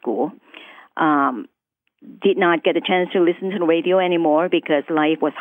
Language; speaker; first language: English; non-native, local second language; Cantonese